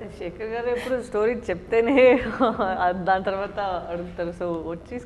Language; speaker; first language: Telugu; non-native, local second language; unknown